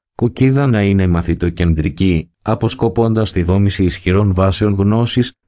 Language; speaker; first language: Greek; native; Greek